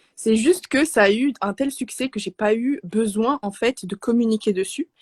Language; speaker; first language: French; non-native, local second language; Arabic